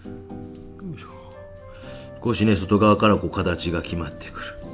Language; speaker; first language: Japanese; native; Japanese